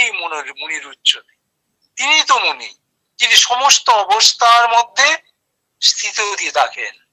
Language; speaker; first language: Bangla; native; Bangla